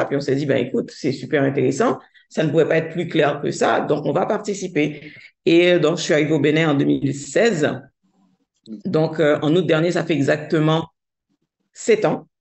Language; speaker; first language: French; non-native, local second language; Haitian Creole